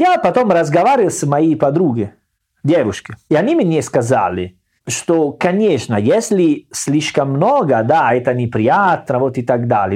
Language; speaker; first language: Russian; non-native, learner; Italian